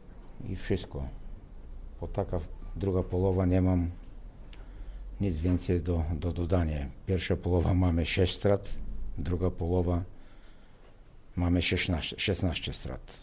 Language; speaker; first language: Polish; non-native, learner; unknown